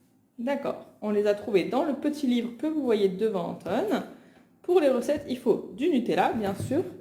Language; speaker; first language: French; native; French